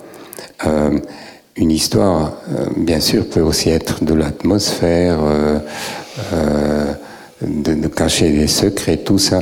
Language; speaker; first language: French; native; French